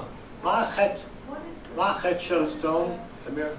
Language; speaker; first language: Hebrew; non-native, fluent; English